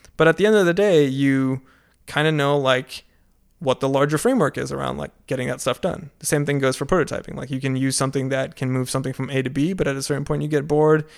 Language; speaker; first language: English; non-native, fluent; Dutch